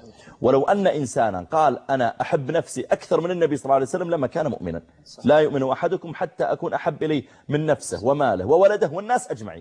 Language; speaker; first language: Arabic; native; Arabic